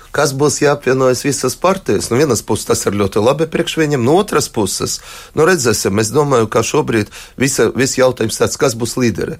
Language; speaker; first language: Latvian; non-native, local second language; Russian